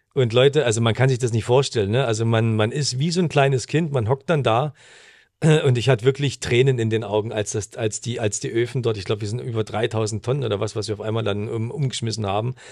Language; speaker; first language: German; native; German